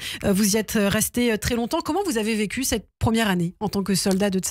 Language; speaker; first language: French; native; French